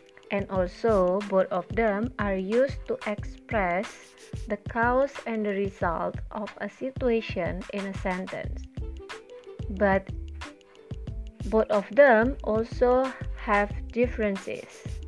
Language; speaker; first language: English; non-native, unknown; Indonesian